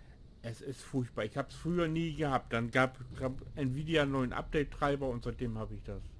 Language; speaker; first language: German; native; German